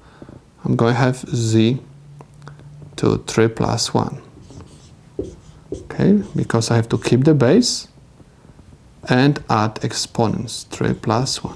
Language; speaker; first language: English; non-native, fluent; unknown